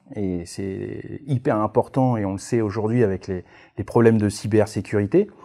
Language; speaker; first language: French; native; French